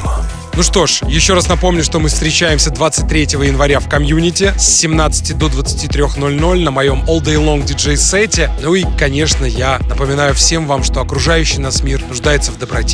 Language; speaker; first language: Russian; native; Russian